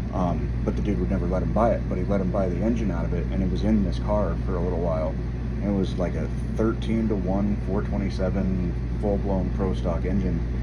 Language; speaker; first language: English; native; English